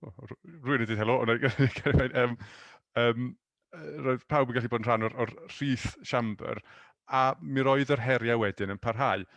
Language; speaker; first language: Welsh; native; Welsh